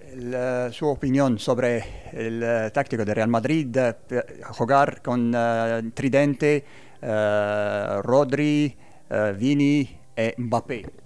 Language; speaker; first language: Spanish; non-native, learner; Arabic